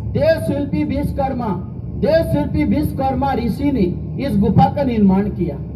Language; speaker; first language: Hindi; native; Hindi